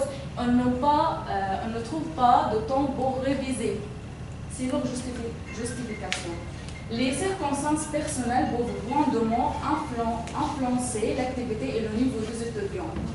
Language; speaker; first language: French; non-native, fluent; Arabic